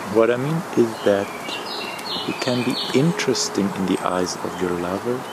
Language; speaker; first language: English; non-native, fluent; German